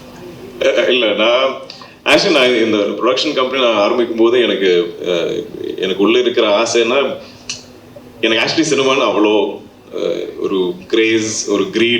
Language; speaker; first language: Tamil; non-native, local second language; Malayalam